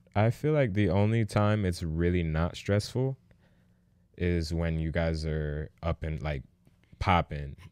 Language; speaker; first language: English; native; English